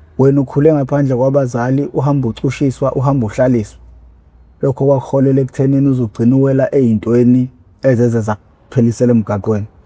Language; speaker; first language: Zulu; native; Zulu